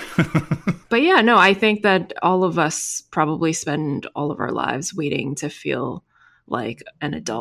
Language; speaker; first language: English; early bilingual, other home language; Chinese